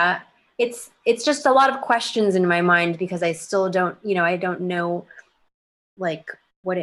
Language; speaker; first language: English; native; English